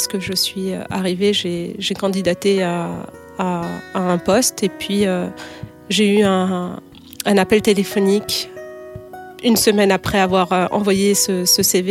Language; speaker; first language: French; native; French